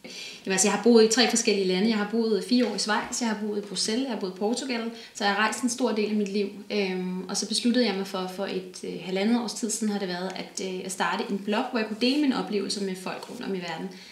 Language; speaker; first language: Danish; native; Danish